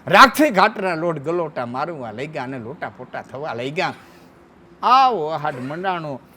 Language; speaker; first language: Gujarati; non-native, local second language; Kachhi